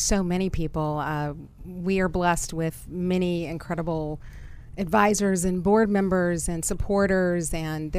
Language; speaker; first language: English; early bilingual, other home language; German